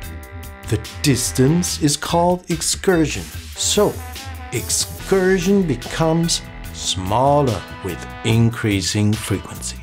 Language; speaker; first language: English; non-native, fluent; German